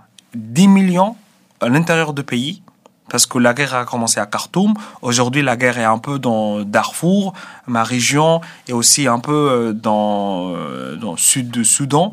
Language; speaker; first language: French; non-native, fluent; Arabic